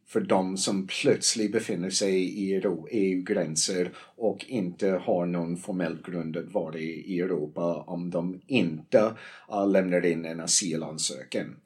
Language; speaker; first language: Swedish; non-native, fluent; English